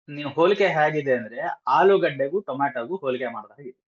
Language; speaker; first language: Kannada; native; Kannada